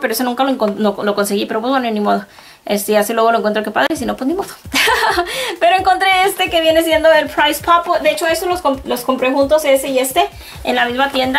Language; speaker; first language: Spanish; native; Spanish